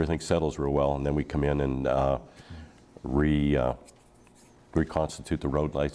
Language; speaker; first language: English; native; English